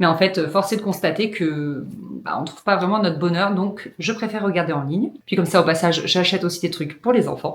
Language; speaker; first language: French; native; French